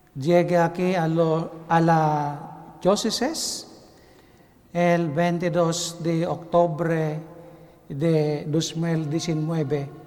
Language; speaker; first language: Spanish; non-native, learner; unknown